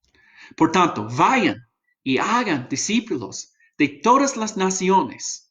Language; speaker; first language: Spanish; non-native, fluent; English